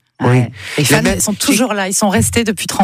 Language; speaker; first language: French; native; French